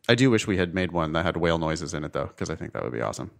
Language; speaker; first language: English; native; English